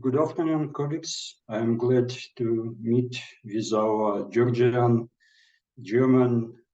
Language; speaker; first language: English; non-native, learner; Ukrainian